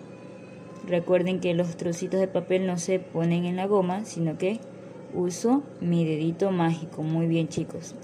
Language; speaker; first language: Spanish; native; Spanish